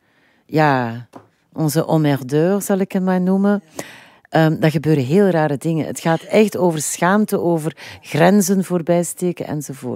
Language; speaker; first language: Dutch; native; Dutch